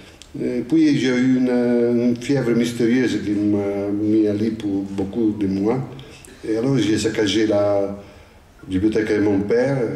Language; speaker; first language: French; non-native, fluent; Italian